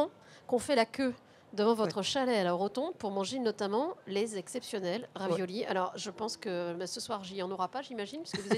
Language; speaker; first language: French; native; French